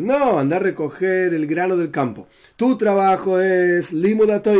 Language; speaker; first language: Spanish; native; Spanish